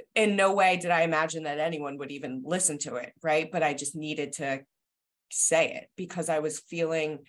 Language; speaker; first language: English; native; English